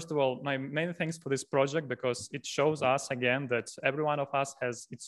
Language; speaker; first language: English; non-native, fluent; Ukrainian